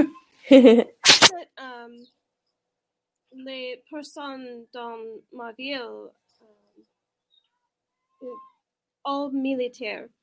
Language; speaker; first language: French; non-native, learner; English